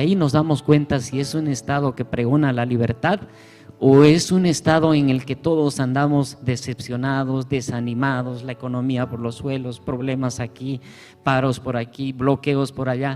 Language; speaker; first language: Spanish; native; Spanish